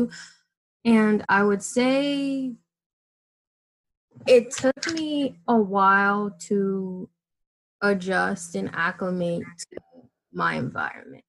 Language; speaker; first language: English; native; English